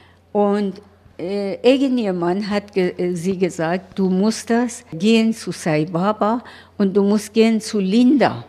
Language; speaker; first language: German; non-native, learner; Persian